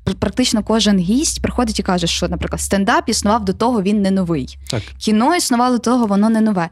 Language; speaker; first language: Ukrainian; native; Ukrainian